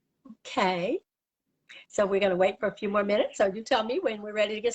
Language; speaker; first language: English; native; English